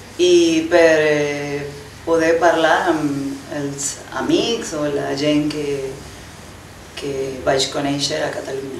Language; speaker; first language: Catalan; non-native, learner; Spanish